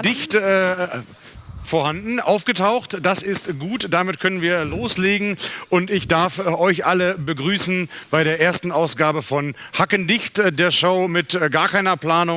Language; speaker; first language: German; native; German